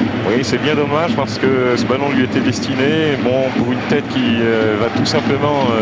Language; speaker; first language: French; native; French